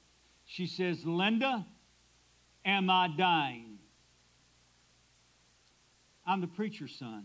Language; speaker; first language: English; native; English